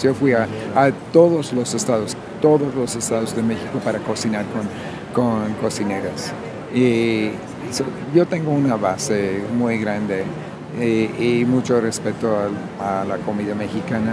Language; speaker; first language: Spanish; non-native, fluent; English